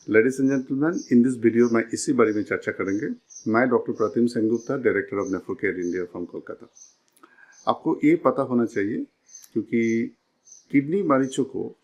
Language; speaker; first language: Hindi; non-native, local second language; Bangla